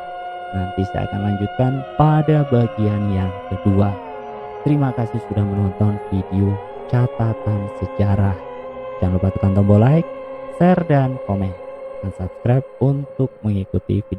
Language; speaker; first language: Indonesian; native; Indonesian